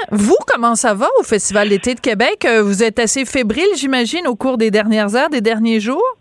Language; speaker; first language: French; native; French